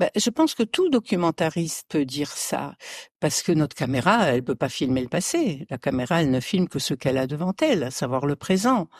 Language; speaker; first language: French; early bilingual, other home language; Arabic